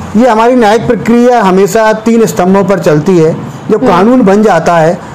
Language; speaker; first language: Hindi; native; Hindi